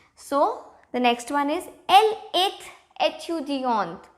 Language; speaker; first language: French; non-native, fluent; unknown